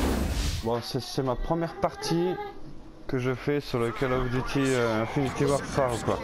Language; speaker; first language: French; native; French